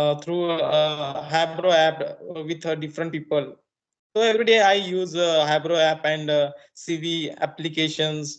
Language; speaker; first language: English; non-native, learner; Marathi